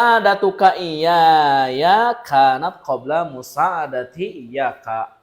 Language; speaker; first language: Arabic; non-native, fluent; Indonesian